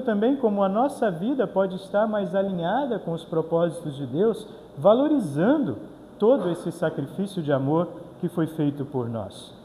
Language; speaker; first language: Portuguese; native; Portuguese